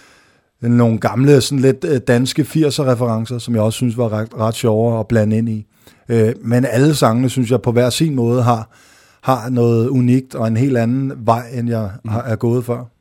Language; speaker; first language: Danish; native; Danish